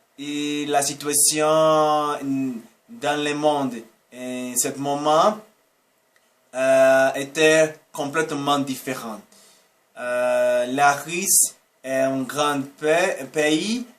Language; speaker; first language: French; non-native, learner; Portuguese